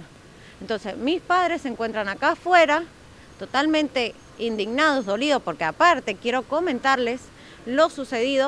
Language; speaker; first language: Spanish; native; Spanish